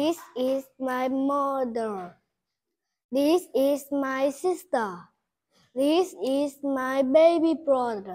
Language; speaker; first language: English; non-native, learner; Vietnamese